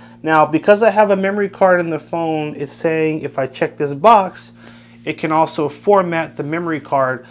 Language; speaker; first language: English; native; English